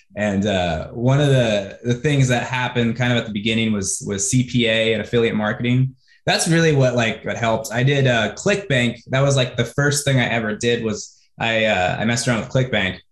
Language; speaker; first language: English; native; English